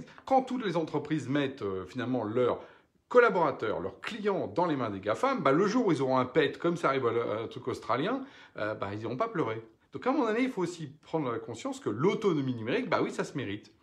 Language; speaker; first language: French; native; French